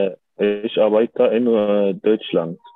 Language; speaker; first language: German; non-native, learner; Arabic